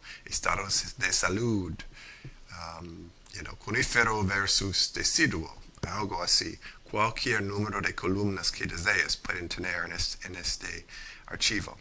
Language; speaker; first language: Spanish; non-native, fluent; English